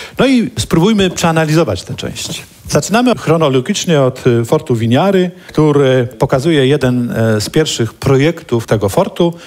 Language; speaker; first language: Polish; native; Polish